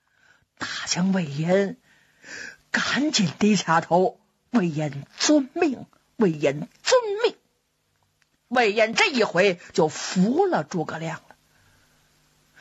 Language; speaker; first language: Chinese; native; Chinese